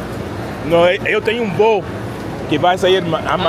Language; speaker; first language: Portuguese; non-native, learner; English